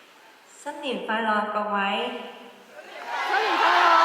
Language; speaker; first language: Cantonese; early bilingual, heritage; Cantonese